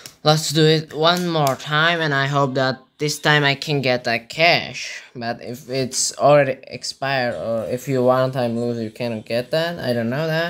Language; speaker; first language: English; non-native, learner; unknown